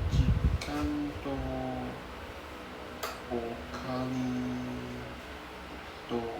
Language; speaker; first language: Japanese; non-native, learner; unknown